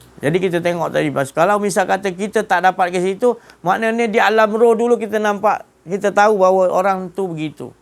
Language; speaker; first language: Malay; native; Malay